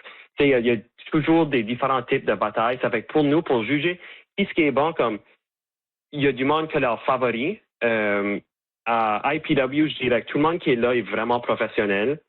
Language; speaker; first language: French; native; French